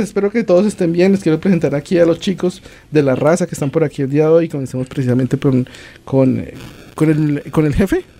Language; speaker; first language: Spanish; native; Spanish